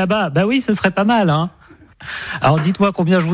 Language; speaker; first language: French; native; French